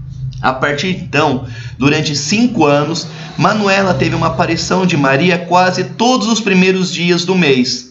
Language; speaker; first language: Portuguese; native; Portuguese